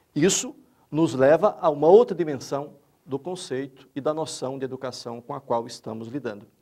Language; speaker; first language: Portuguese; native; Portuguese